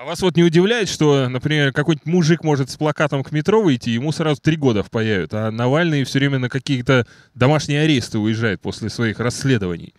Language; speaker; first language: Russian; native; Russian